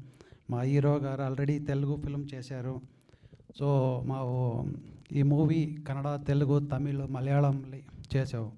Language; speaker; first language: Telugu; non-native, learner; Kannada